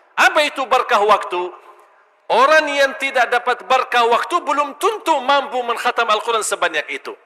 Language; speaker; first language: Malay; non-native, fluent; Arabic